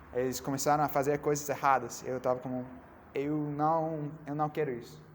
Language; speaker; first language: Portuguese; non-native, learner; English